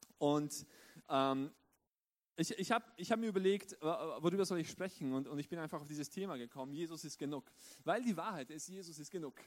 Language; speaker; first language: German; early bilingual, other home language; Romanian